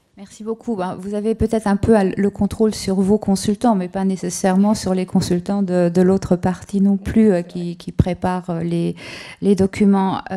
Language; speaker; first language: French; native; French